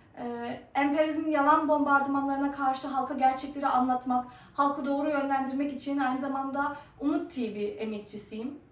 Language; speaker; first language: Turkish; early bilingual, heritage; Turkish